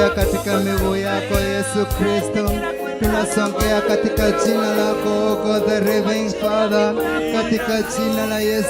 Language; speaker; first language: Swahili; non-native, local second language; Kikuyu